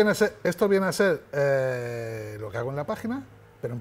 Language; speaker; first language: Spanish; native; Spanish